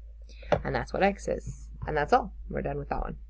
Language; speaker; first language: English; native; English